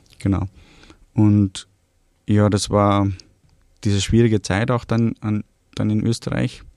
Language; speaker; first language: German; early bilingual, other home language; Romanian